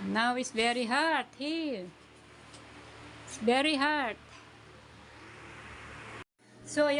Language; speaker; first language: English; non-native, learner; Filipino